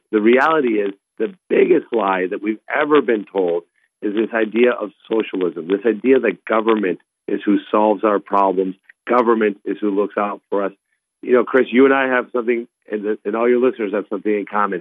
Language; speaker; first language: English; non-native, fluent; Spanish